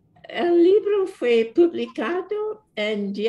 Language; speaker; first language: Spanish; non-native, fluent; English